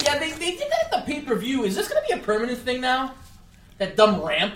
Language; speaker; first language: English; early bilingual, other home language; Greek